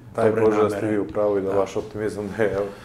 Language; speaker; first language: Serbian; native; Serbian